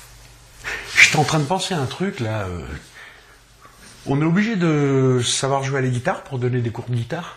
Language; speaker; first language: French; native; French